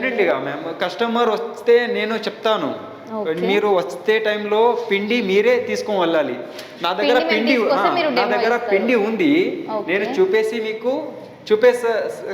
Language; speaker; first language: Telugu; non-native, local second language; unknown